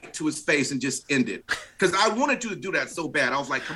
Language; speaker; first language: English; native; English